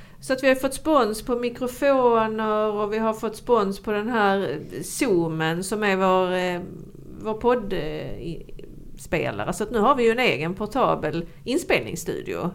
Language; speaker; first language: Swedish; native; Swedish